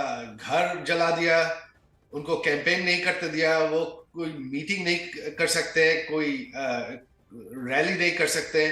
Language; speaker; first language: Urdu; non-native, fluent; Bangla